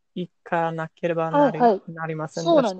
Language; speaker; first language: Japanese; non-native, learner; English